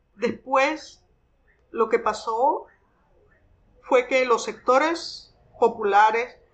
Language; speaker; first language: Spanish; native; Spanish